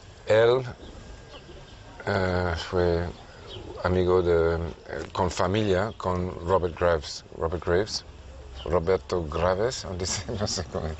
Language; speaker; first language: Spanish; non-native, fluent; English